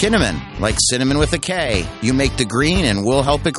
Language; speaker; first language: English; native; English